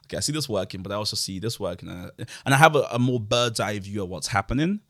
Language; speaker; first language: English; native; English